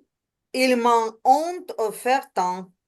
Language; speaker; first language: French; non-native, learner; Ukrainian